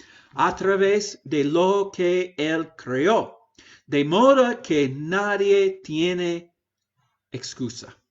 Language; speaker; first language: Spanish; non-native, fluent; English